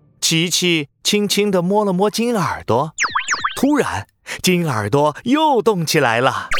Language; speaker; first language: Chinese; native; Chinese